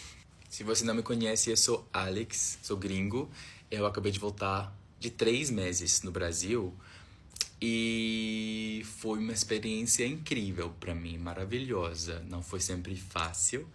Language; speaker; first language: Portuguese; non-native, fluent; English